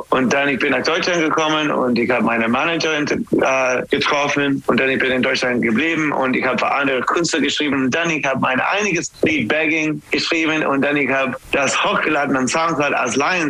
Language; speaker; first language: German; non-native, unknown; English